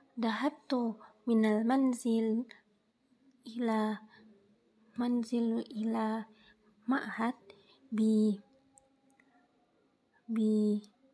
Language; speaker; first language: Arabic; non-native, learner; Indonesian